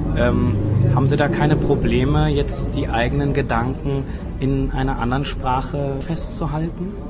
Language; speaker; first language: German; native; German